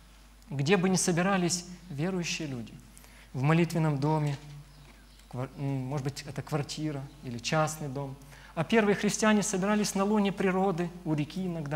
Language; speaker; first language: Russian; native; Russian